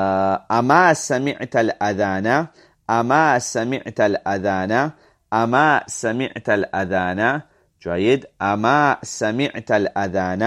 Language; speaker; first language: Arabic; non-native, fluent; English